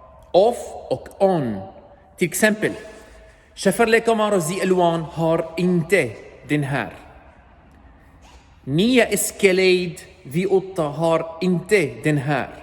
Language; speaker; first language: Swedish; non-native, learner; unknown